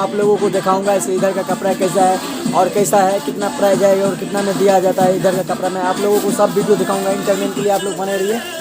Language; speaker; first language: Hindi; non-native, local second language; Maithili